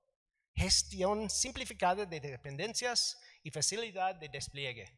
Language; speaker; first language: Spanish; non-native, learner; English